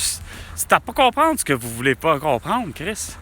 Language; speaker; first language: French; native; French